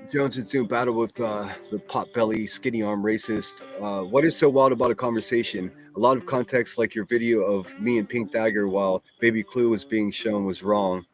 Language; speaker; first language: English; native; English